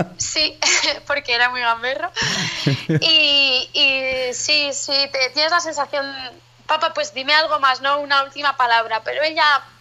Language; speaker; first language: Spanish; native; Spanish